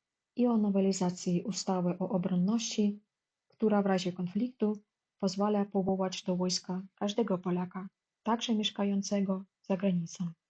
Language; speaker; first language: Polish; non-native, fluent; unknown